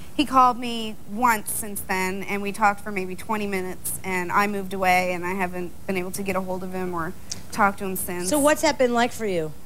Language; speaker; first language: English; native; English